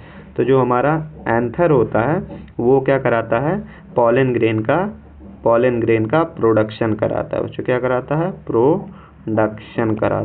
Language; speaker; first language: Hindi; native; Hindi